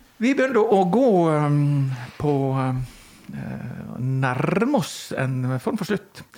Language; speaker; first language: Norwegian; native; Norwegian